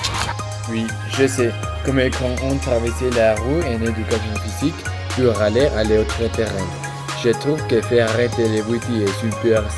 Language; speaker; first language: French; non-native, learner; Spanish